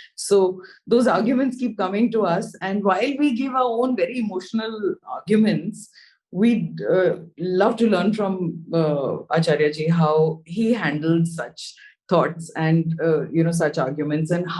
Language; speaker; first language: English; non-native, local second language; Hindi